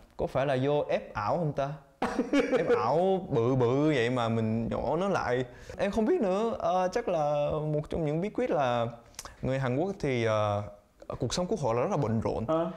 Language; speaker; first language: Vietnamese; early bilingual, other home language; Korean